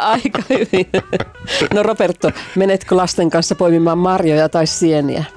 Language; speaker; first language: Finnish; native; Finnish